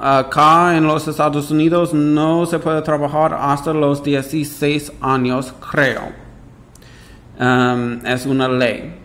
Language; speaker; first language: Spanish; non-native, fluent; English